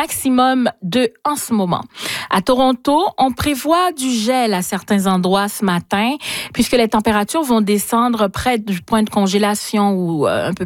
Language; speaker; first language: French; native; French